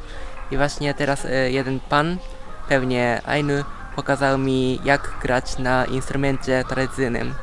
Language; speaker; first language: Polish; non-native, fluent; Japanese